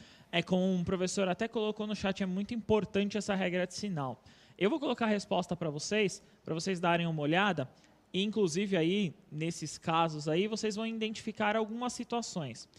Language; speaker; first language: Portuguese; native; Portuguese